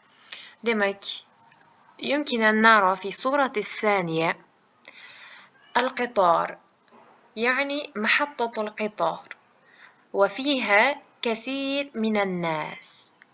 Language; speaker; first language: Arabic; non-native, fluent; Uzbek